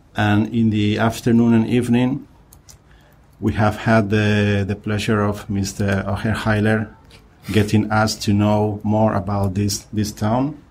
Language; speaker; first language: English; non-native, fluent; Spanish